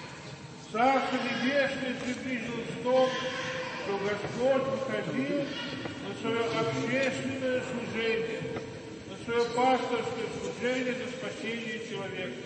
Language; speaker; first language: Russian; native; Russian